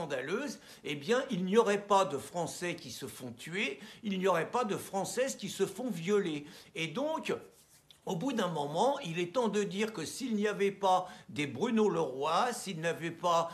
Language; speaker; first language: French; native; French